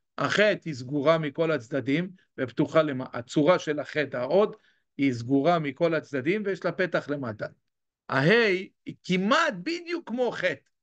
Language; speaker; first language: Hebrew; native; Hebrew